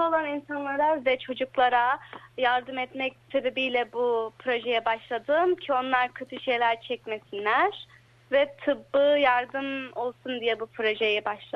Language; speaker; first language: Turkish; early bilingual, heritage; Turkish